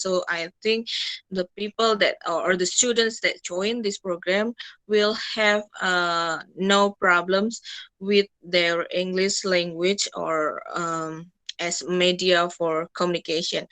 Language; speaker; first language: English; non-native, fluent; Indonesian